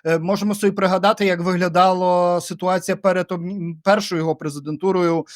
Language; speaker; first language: Ukrainian; native; Ukrainian